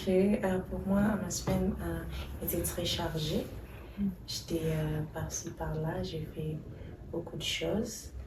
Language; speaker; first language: French; non-native, fluent; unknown